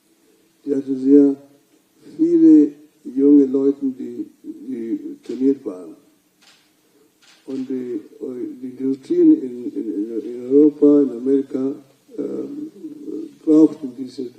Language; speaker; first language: German; non-native, fluent; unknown